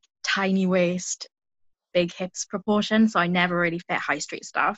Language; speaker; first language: English; native; English